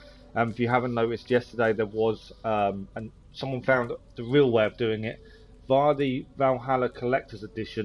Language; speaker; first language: English; native; English